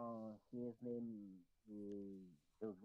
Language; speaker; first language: English; non-native, learner; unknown